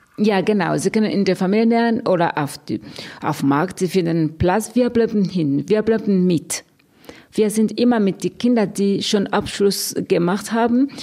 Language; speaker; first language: German; non-native, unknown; Rundi